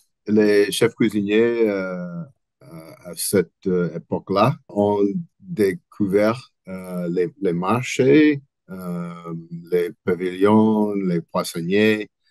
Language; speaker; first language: French; non-native, learner; English